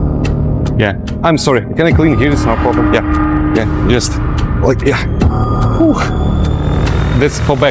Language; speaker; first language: English; non-native, learner; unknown